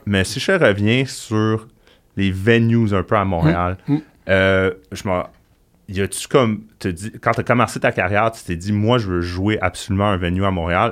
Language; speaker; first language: French; native; French